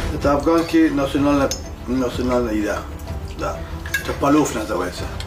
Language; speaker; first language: Russian; non-native, learner; Persian